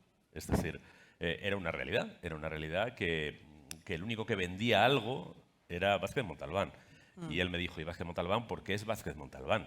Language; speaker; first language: Spanish; native; Spanish